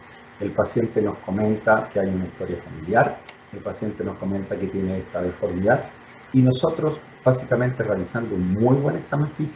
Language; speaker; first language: Spanish; native; Spanish